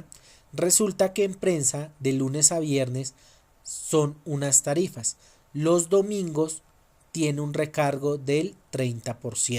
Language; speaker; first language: Spanish; native; Spanish